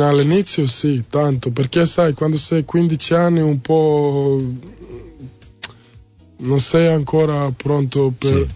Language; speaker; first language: Italian; non-native, learner; Serbian